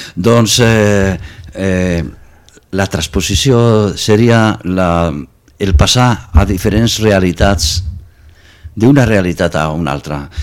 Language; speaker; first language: Catalan; non-native, local second language; Spanish